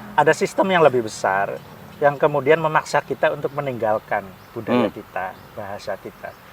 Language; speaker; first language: Indonesian; non-native, local second language; Javanese